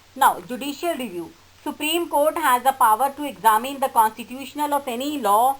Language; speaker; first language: English; non-native, local second language; Hindi